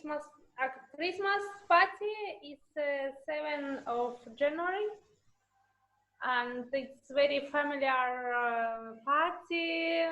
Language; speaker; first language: English; non-native, learner; Russian